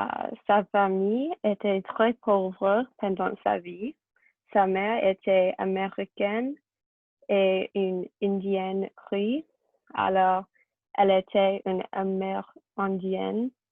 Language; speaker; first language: French; non-native, learner; English